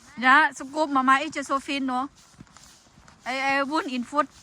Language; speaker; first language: Norwegian; non-native, learner; Thai